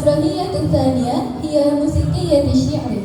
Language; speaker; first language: Arabic; non-native, learner; Indonesian